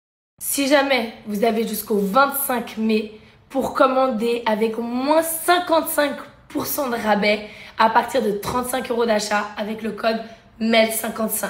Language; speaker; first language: French; native; French